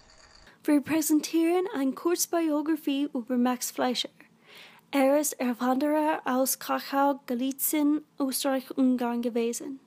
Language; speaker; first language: German; non-native, learner; English